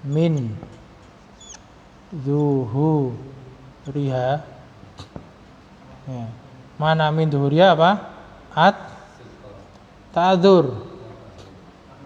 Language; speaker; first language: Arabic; non-native, fluent; Indonesian